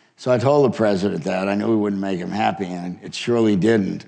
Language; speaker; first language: English; native; English